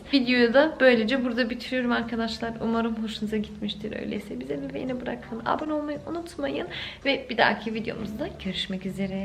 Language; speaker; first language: Turkish; early bilingual, heritage; Turkish